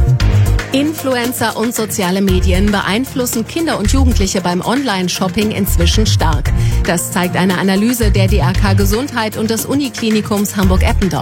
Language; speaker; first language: German; native; German